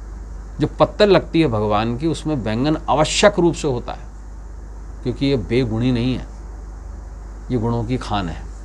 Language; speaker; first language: Hindi; native; Hindi